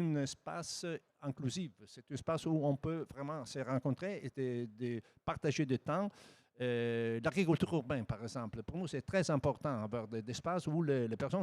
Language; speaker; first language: French; non-native, fluent; Italian